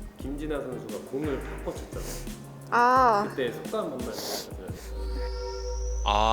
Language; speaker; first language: Korean; native; Korean